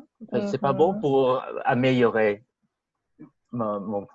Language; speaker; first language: French; non-native, fluent; English